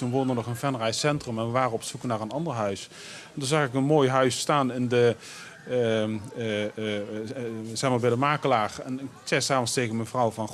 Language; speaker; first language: Dutch; native; Dutch